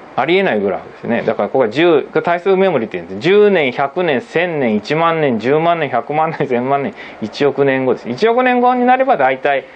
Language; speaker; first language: Japanese; native; Japanese